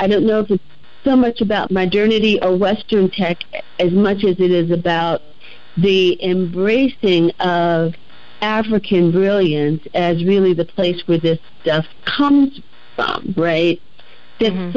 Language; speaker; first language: English; native; English